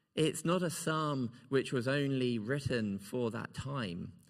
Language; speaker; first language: English; native; English